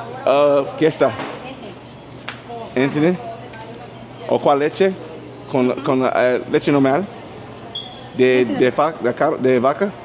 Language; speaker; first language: Spanish; non-native, learner; English